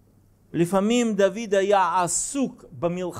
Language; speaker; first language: Hebrew; non-native, fluent; Russian